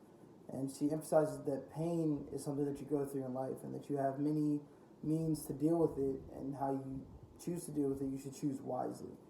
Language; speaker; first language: English; native; English